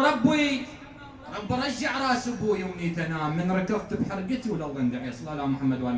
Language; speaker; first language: Arabic; native; Arabic